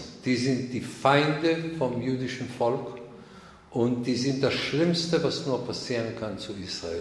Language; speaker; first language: German; non-native, fluent; Hebrew